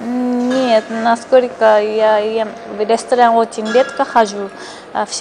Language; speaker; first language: Russian; non-native, fluent; Japanese